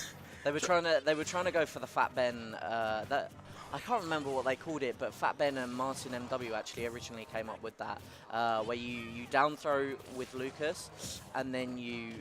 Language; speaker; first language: English; native; English